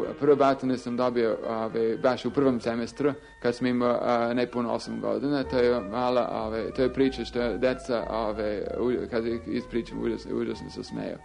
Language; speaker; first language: Serbian; non-native, fluent; English